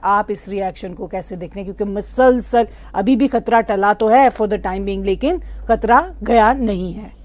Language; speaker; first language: Urdu; native; Urdu